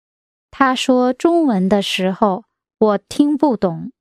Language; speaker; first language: Chinese; non-native, learner; English